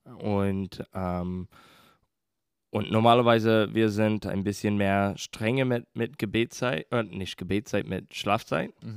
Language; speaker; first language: German; non-native, fluent; English